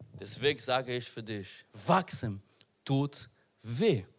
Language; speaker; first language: German; non-native, learner; Portuguese